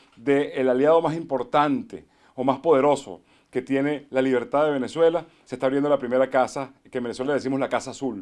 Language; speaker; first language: Spanish; native; Spanish